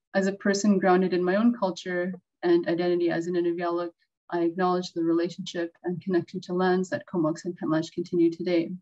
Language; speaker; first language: English; native; English